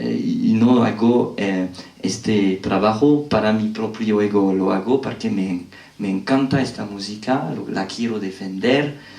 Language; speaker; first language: Spanish; non-native, fluent; French